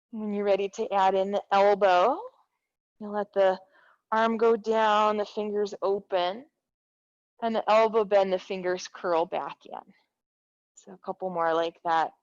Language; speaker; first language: English; native; English